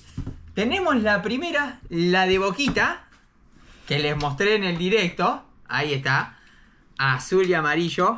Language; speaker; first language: Spanish; native; Spanish